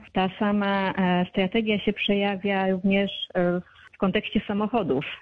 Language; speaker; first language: Polish; native; Polish